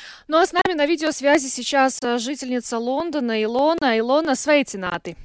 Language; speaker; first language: Russian; native; Russian